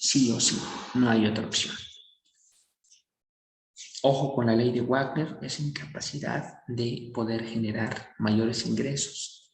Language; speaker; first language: Spanish; native; Spanish